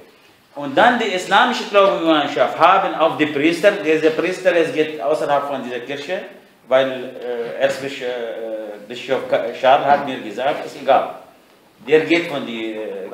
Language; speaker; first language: German; non-native, fluent; Arabic